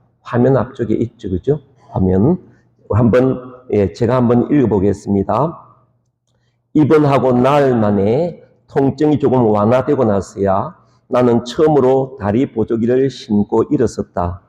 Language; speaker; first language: Korean; native; Korean